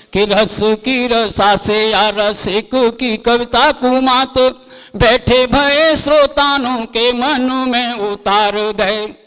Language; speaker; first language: Hindi; native; Hindi